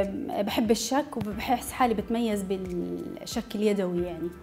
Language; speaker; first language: Arabic; native; Arabic